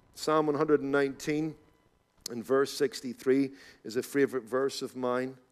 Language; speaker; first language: English; native; English